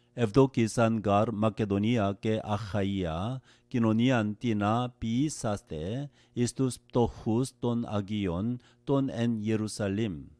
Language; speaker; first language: Greek; non-native, learner; Korean